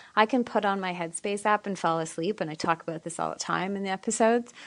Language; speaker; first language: English; native; English